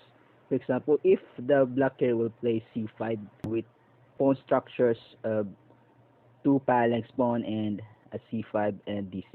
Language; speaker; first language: English; non-native, local second language; Filipino